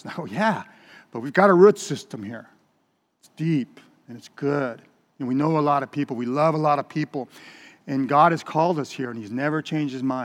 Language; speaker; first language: English; native; English